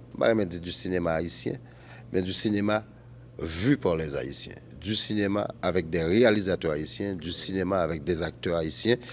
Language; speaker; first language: French; non-native, local second language; Haitian Creole